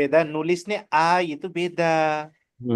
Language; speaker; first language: Indonesian; non-native, learner; Nepali